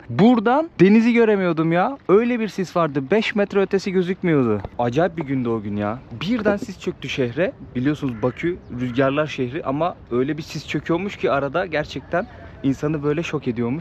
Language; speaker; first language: Turkish; native; Turkish